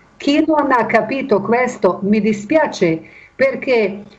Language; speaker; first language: Italian; non-native, fluent; Bosnian